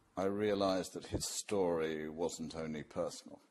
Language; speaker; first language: English; native; English